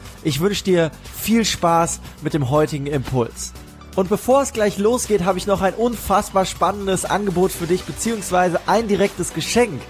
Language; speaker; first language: German; native; German